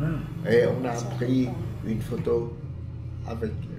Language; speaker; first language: French; non-native, fluent; Vietnamese